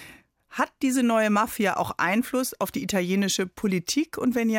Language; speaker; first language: German; native; German